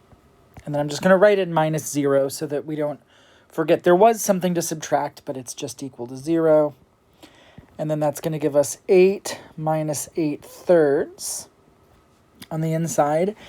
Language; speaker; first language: English; native; English